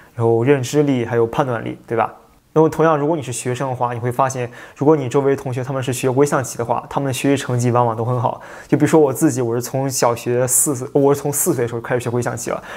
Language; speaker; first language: Chinese; native; Chinese